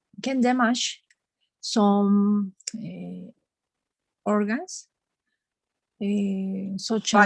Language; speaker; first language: English; non-native, learner; Spanish